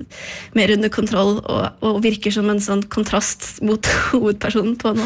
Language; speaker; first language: Swedish; non-native, fluent; Icelandic